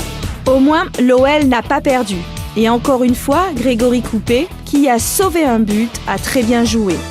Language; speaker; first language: French; native; French